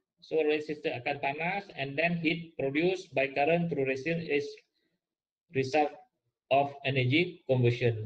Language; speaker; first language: English; non-native, local second language; Malay